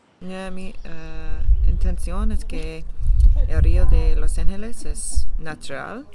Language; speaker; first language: Spanish; non-native, learner; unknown